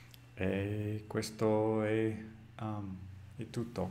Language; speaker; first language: Italian; non-native, learner; English